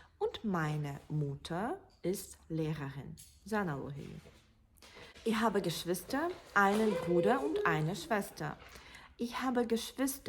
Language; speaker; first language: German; non-native, fluent; Ukrainian